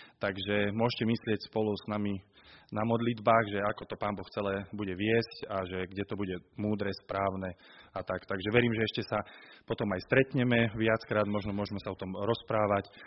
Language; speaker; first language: Slovak; native; Slovak